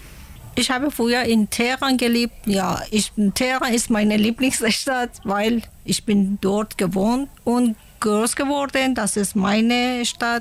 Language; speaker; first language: German; non-native, learner; Persian